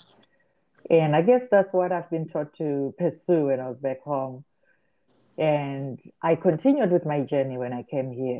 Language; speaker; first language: English; non-native, local second language; Shona